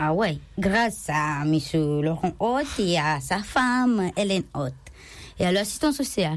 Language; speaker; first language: French; non-native, learner; Romanian